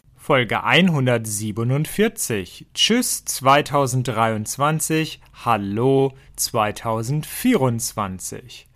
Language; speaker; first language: German; native; German